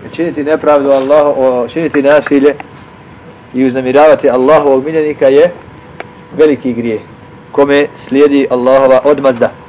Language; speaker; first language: Bosnian; native; Bosnian